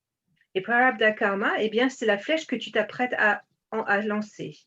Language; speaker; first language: French; native; French